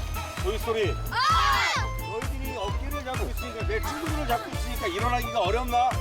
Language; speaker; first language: Korean; native; Korean